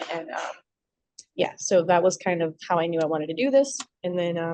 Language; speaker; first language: English; native; English